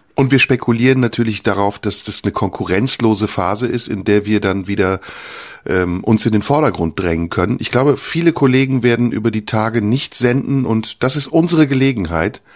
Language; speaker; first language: German; early bilingual, other home language; Turkish